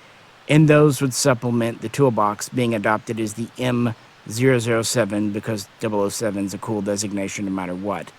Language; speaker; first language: English; native; English